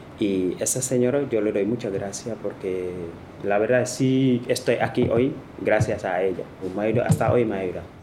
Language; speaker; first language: Spanish; non-native, fluent; Wolof